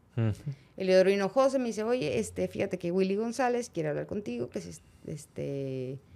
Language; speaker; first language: Spanish; native; Spanish